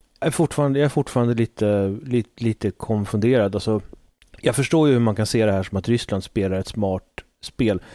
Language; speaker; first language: Swedish; native; Swedish